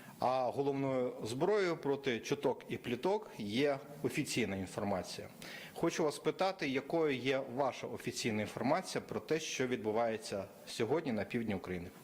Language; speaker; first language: Ukrainian; native; Ukrainian